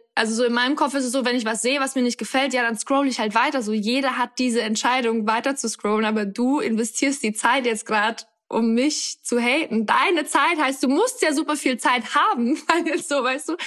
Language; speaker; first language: German; native; German